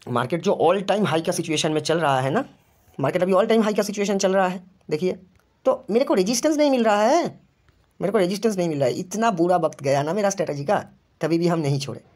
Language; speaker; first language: Hindi; non-native, local second language; Bangla